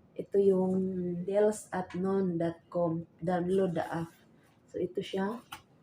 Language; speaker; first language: Filipino; non-native, local second language; Cebuano